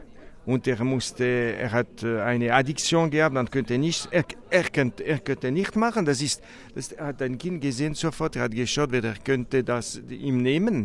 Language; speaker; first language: German; non-native, local second language; French